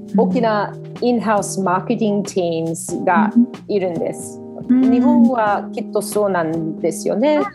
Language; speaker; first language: Japanese; non-native, fluent; English